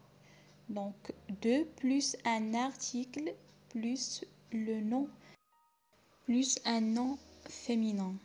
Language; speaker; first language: French; non-native, local second language; Arabic